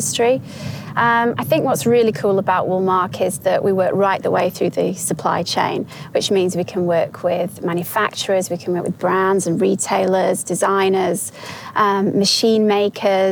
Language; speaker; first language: English; native; English